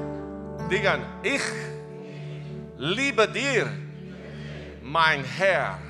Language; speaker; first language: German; non-native, learner; Spanish